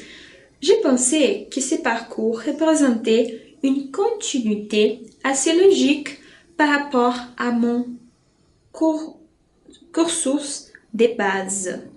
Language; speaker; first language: French; non-native, fluent; Portuguese